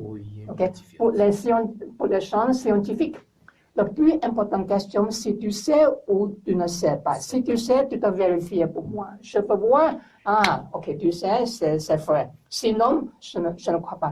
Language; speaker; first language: French; non-native, learner; English